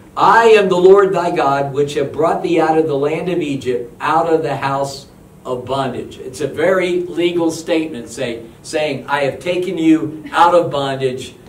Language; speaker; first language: English; native; English